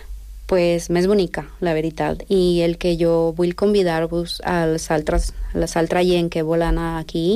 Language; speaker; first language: Catalan; non-native, fluent; Spanish